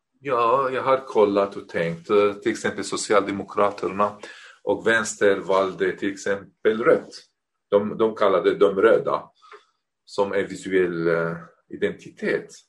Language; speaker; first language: Swedish; non-native, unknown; Arabic